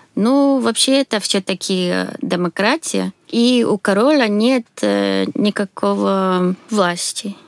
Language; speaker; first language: Russian; non-native, fluent; Swedish